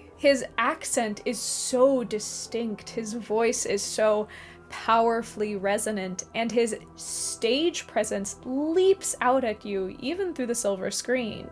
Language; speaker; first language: English; native; English